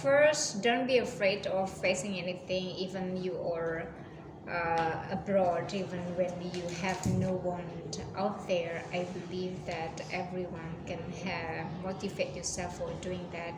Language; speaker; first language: English; non-native, fluent; Indonesian